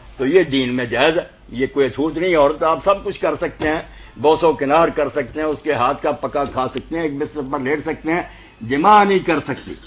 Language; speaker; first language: Urdu; non-native, local second language; Punjabi